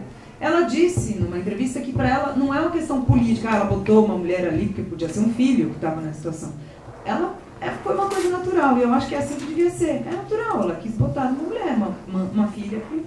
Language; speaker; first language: Portuguese; native; Portuguese